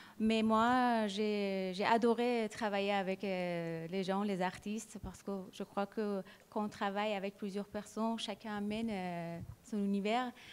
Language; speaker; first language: French; non-native, fluent; Persian